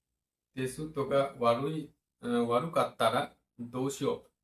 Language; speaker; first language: Japanese; non-native, learner; Bangla